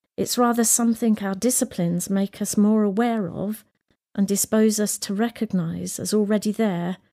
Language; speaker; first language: English; native; English